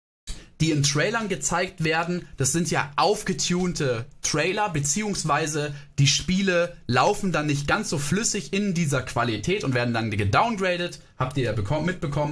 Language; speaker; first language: German; native; German